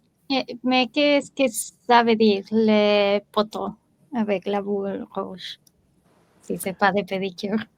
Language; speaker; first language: French; non-native, learner; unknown